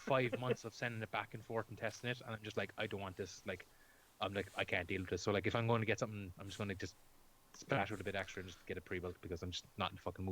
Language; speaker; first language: English; native; English